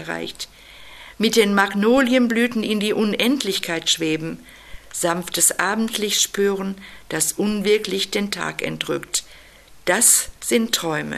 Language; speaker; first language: German; native; German